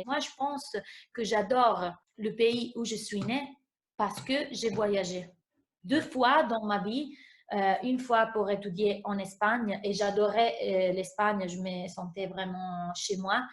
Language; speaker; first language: French; non-native, fluent; Italian